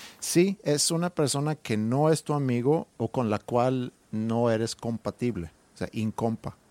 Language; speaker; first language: Spanish; non-native, fluent; Swedish